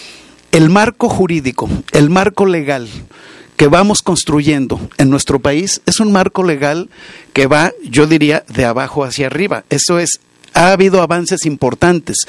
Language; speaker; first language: Spanish; native; Spanish